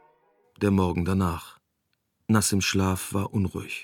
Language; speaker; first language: German; native; German